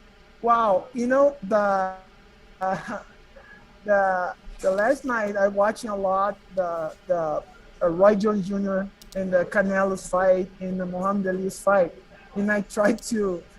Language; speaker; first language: English; non-native, learner; Portuguese